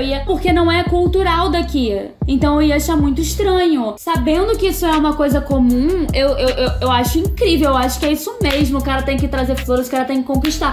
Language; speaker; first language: Portuguese; native; Portuguese